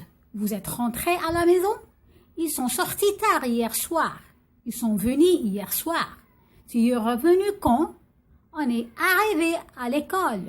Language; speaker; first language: French; non-native, fluent; Arabic